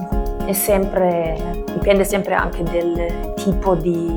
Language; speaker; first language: Italian; non-native, fluent; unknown